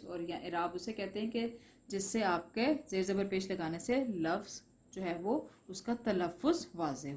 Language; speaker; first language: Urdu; non-native, local second language; Punjabi